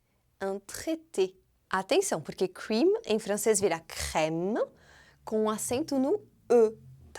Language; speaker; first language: Portuguese; non-native, fluent; French